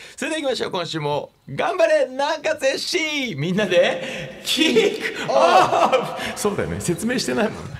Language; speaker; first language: Japanese; native; Japanese